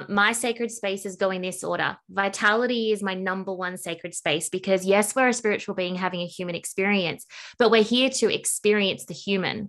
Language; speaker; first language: English; native; English